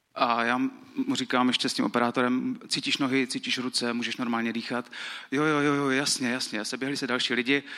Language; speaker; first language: Czech; native; Czech